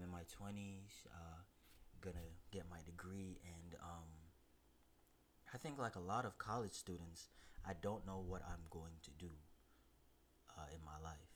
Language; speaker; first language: English; native; English